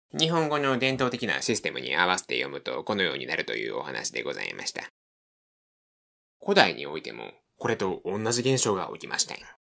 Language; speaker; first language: Japanese; native; Japanese